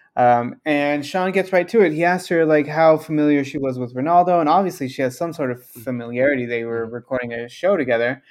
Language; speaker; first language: English; early bilingual, other home language; Spanish